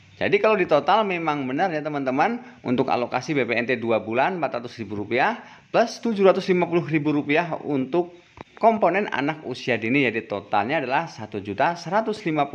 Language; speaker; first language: Indonesian; native; Indonesian